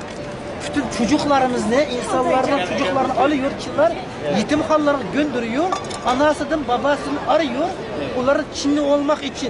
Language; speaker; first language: Turkish; non-native, learner; Uyghur